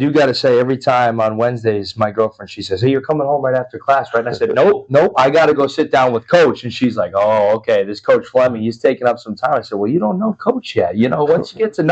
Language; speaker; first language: English; native; English